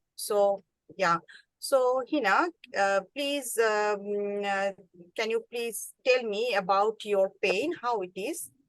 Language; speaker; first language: English; non-native, learner; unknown